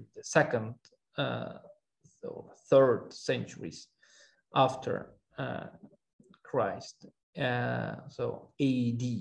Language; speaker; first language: English; non-native, fluent; Armenian